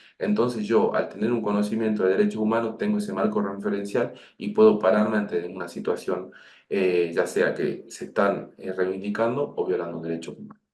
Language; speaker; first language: Spanish; native; Spanish